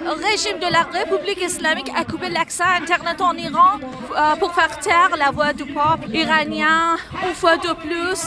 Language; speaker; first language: French; non-native, fluent; Persian